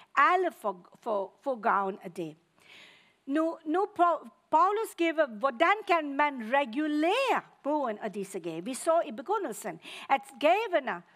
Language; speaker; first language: Danish; non-native, fluent; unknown